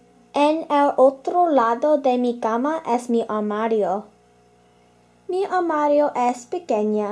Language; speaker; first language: Spanish; non-native, learner; English